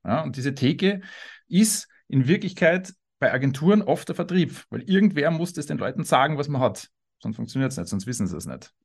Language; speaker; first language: German; native; German